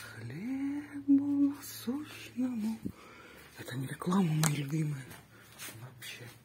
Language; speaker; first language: Russian; non-native, local second language; Tajik